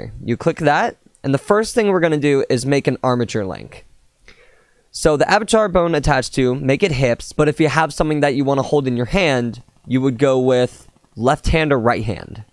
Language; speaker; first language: English; native; English